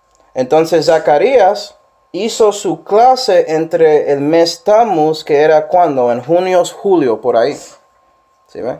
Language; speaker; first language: Spanish; non-native, fluent; English